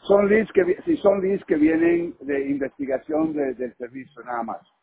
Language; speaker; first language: Spanish; early bilingual, heritage; Spanish